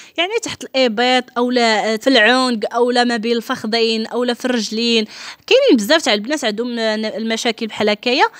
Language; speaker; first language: Arabic; native; Arabic